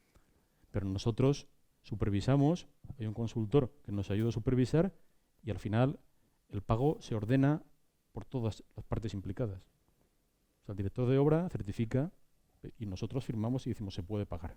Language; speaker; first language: Spanish; native; Spanish